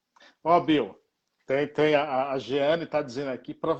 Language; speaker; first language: Portuguese; native; Portuguese